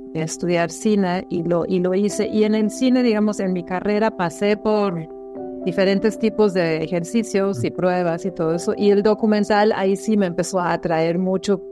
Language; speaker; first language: Spanish; non-native, fluent; German